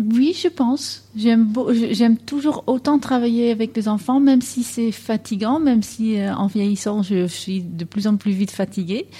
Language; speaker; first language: French; non-native, fluent; Dutch